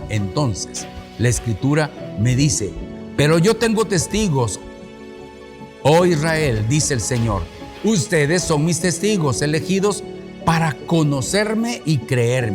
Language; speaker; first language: Spanish; native; Spanish